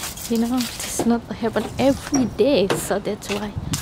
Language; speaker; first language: English; non-native, learner; Indonesian